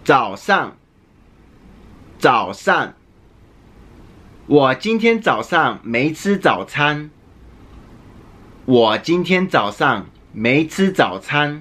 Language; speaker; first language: Chinese; non-native, fluent; Japanese